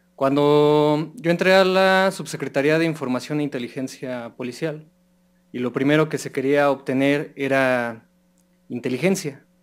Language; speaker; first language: Spanish; native; Spanish